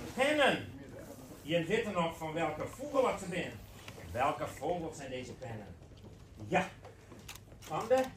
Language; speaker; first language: Dutch; non-native, local second language; Western Frisian